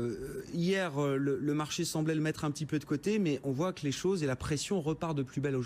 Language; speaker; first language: French; native; French